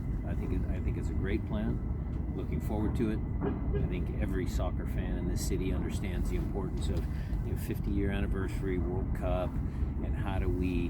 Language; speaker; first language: English; native; English